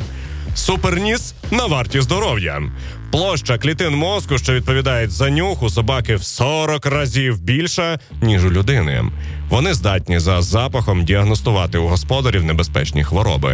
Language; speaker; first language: Ukrainian; native; Ukrainian